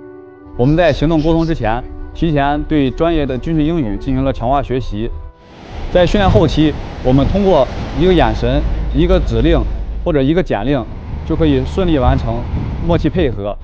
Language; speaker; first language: Chinese; native; Chinese